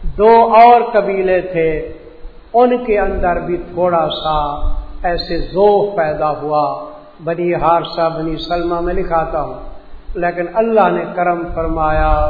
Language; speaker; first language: Urdu; non-native, local second language; Punjabi